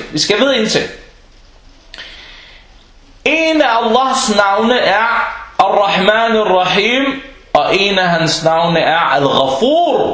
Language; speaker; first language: Danish; non-native, local second language; Arabic